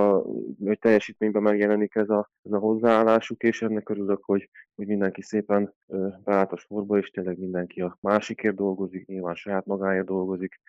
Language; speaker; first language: Hungarian; native; Hungarian